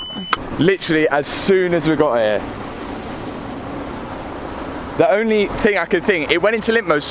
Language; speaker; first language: English; native; English